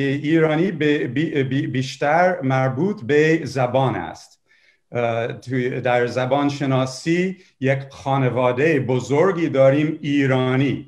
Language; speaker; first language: Persian; non-native, fluent; English